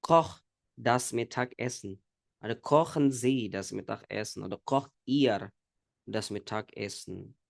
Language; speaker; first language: German; non-native, fluent; Indonesian